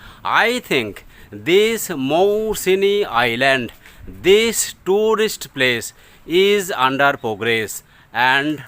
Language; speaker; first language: English; non-native, local second language; Bangla